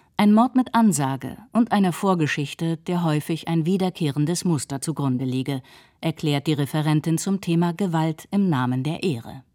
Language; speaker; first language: German; native; German